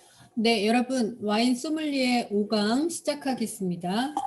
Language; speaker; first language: Korean; native; Korean